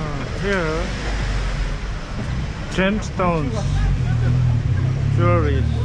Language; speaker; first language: English; non-native, learner; Korean